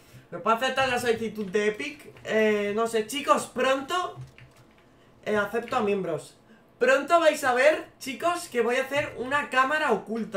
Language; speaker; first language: Spanish; native; Spanish